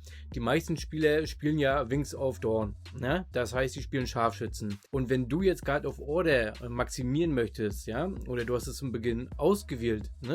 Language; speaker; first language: German; native; German